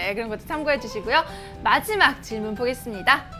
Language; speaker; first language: Korean; native; Korean